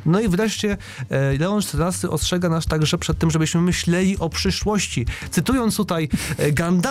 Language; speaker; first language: Polish; native; Polish